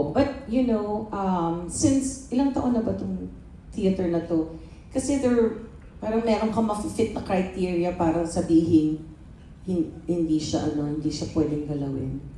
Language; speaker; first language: Filipino; native; Filipino